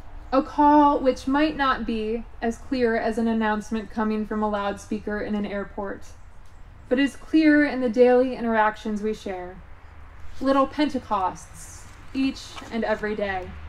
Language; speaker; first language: English; native; English